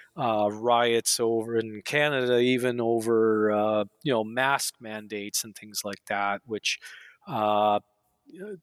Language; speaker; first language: English; native; English